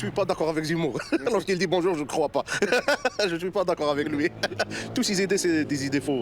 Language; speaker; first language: French; non-native, learner; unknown